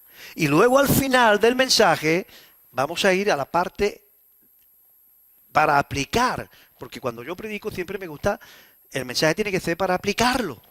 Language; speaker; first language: Spanish; native; Spanish